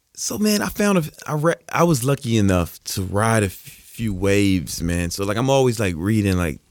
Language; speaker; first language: English; native; English